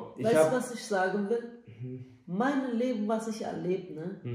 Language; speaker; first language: German; non-native, learner; Turkish